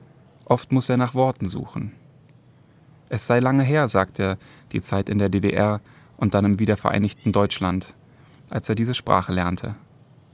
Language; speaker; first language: German; native; German